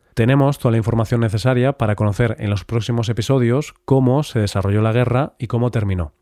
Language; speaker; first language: Spanish; native; Spanish